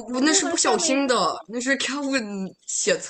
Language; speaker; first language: Chinese; early bilingual, other home language; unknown